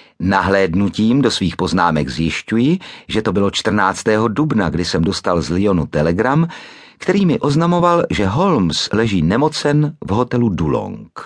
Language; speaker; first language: Czech; native; Czech